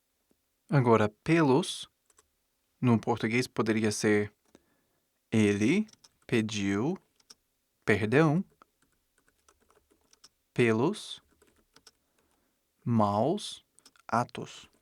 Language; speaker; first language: Portuguese; non-native, fluent; English